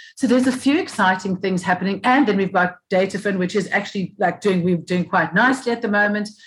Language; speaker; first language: English; native; English